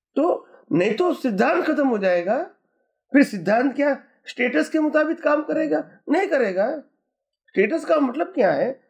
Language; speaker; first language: Hindi; non-native, local second language; Gujarati